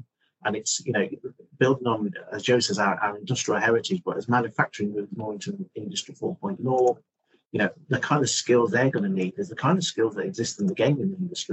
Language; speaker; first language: English; native; English